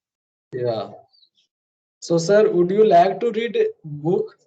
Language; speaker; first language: English; non-native, learner; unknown